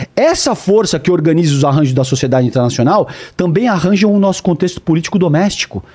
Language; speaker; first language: Portuguese; native; Portuguese